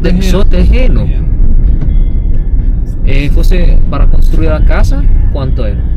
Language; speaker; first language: Portuguese; non-native, learner; Indonesian